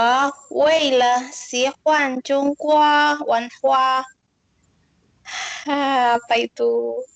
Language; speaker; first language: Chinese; non-native, learner; Indonesian